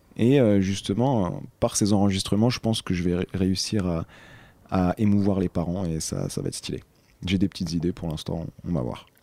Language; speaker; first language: French; native; French